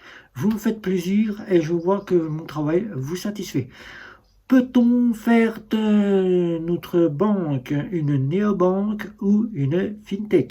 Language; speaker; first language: French; native; French